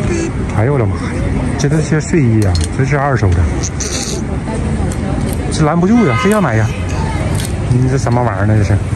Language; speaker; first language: Chinese; native; Chinese